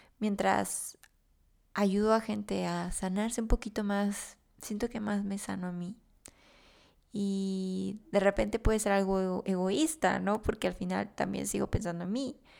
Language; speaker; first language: Spanish; native; Spanish